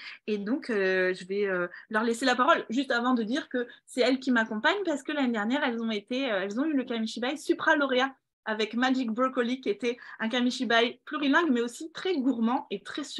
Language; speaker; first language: French; native; French